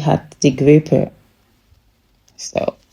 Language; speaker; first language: German; non-native, fluent; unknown